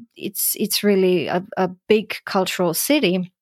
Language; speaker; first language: English; non-native, fluent; Croatian